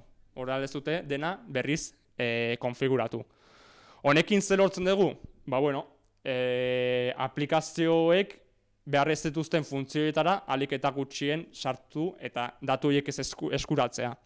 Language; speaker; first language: Basque; native; Basque